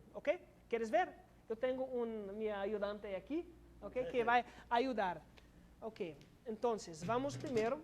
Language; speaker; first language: Spanish; non-native, learner; English